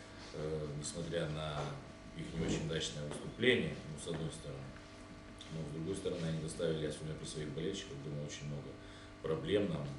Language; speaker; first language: Russian; native; Russian